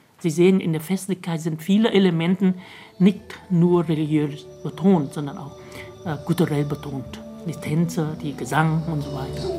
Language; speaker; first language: German; non-native, fluent; Vietnamese